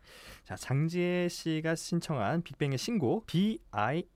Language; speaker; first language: Korean; native; Korean